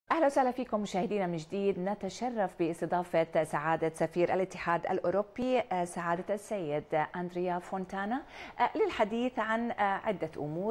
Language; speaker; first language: Arabic; native; Arabic